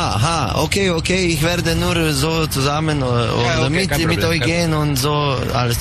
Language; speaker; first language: German; non-native, learner; Slovenian